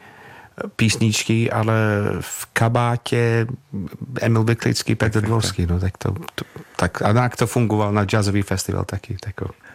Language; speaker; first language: Czech; non-native, fluent; English